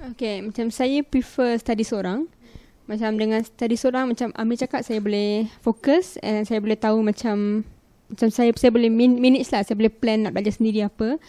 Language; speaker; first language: Malay; non-native, local second language; Punjabi